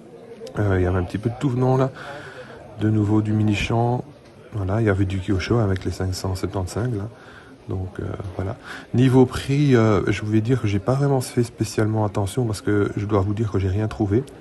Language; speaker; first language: French; native; French